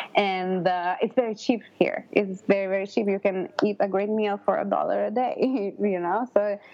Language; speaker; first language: English; non-native, fluent; Italian